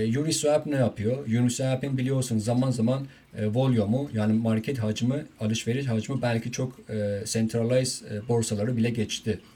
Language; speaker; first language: Turkish; non-native, fluent; Persian